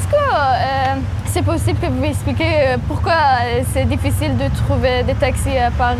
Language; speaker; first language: French; non-native, fluent; Persian